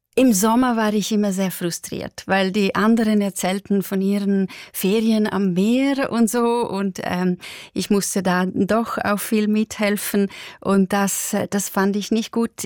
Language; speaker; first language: German; non-native, local second language; Italian